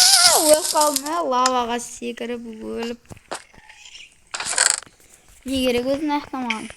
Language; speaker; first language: Kazakh; native; Kazakh